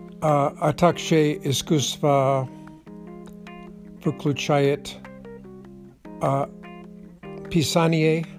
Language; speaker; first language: Russian; non-native, learner; English